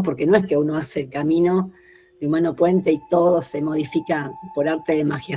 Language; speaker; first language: Spanish; native; Spanish